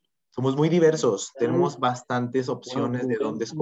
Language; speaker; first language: Spanish; native; Spanish